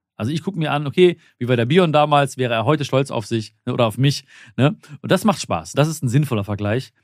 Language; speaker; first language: German; early bilingual, other home language; Malayalam